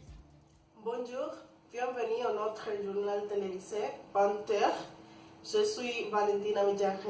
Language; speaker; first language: French; non-native, learner; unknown